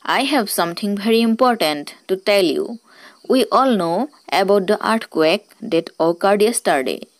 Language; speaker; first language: English; non-native, local second language; Assamese